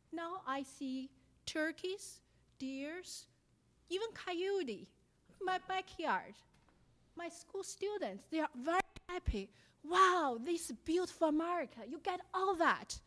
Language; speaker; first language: English; non-native, fluent; Chinese